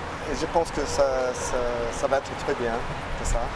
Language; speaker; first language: French; non-native, learner; English